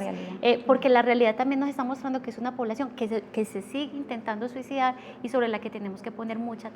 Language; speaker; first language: Spanish; native; Spanish